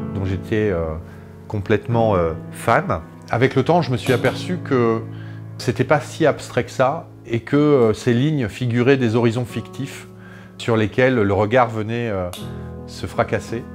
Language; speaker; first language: French; native; French